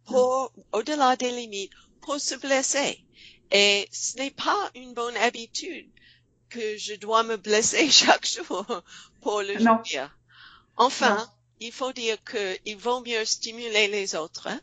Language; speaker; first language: French; non-native, fluent; English